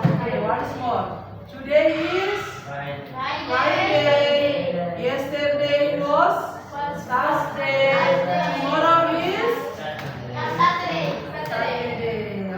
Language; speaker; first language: English; non-native, learner; Indonesian